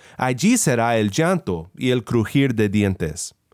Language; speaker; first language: Spanish; native; Spanish